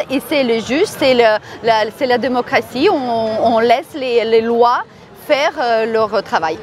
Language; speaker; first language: French; non-native, fluent; Ukrainian